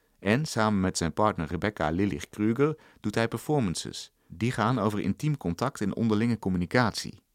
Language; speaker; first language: Dutch; native; Dutch